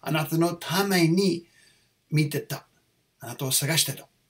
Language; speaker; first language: Japanese; non-native, learner; English